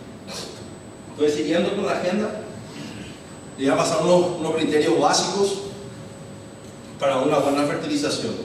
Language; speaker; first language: Spanish; native; Spanish